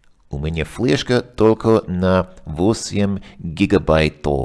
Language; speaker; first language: Russian; non-native, learner; English